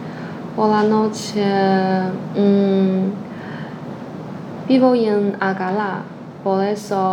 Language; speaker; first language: Spanish; non-native, learner; Chinese